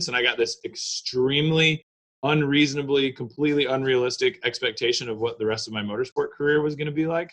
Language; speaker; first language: English; native; English